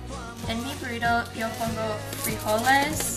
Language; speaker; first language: Spanish; non-native, learner; English